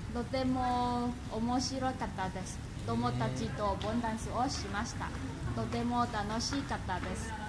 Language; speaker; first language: Japanese; non-native, learner; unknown